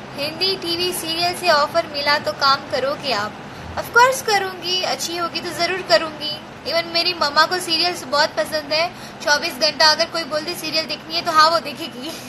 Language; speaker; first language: Hindi; non-native, local second language; Gujarati